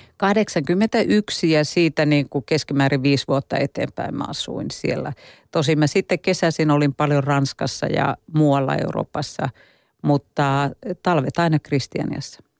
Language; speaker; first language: Finnish; native; Finnish